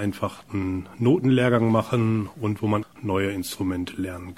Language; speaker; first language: German; native; German